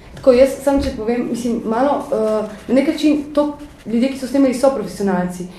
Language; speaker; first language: Slovenian; native; Slovenian